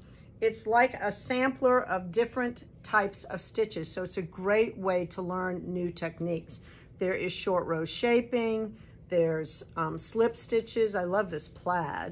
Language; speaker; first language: English; native; English